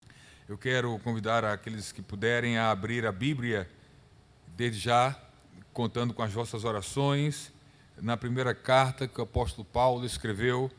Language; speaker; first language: Portuguese; native; Portuguese